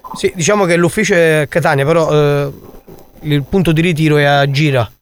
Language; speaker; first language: Italian; native; Italian